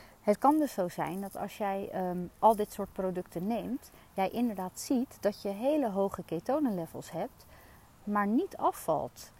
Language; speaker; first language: Dutch; native; Dutch